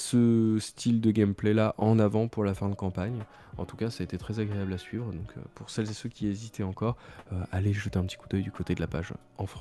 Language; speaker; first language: French; native; French